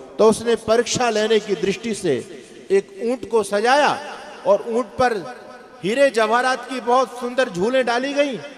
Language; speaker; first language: Hindi; native; Hindi